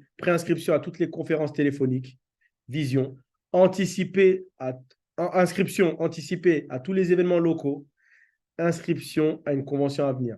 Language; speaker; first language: French; native; French